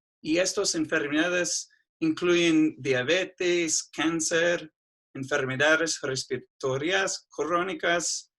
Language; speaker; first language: Spanish; non-native, fluent; English